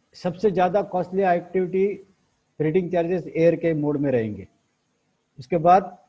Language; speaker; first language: Hindi; non-native, local second language; Marathi